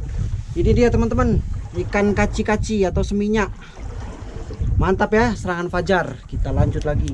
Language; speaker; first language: Malay; native; Malay